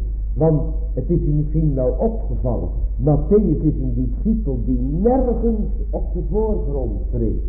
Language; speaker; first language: Dutch; native; Dutch